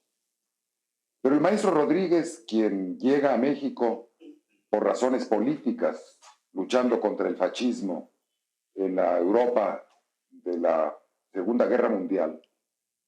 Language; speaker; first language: Spanish; native; Spanish